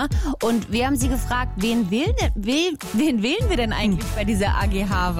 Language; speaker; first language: German; native; German